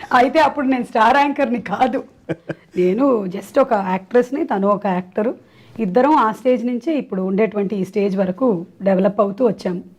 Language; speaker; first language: Telugu; non-native, local second language; Malayalam